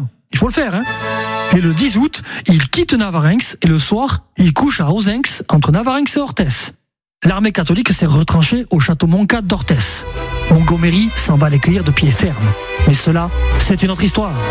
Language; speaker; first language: French; native; French